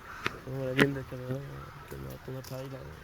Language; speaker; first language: French; native; French